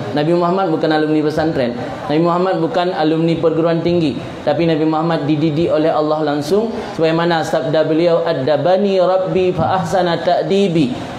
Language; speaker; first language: Malay; non-native, local second language; Achinese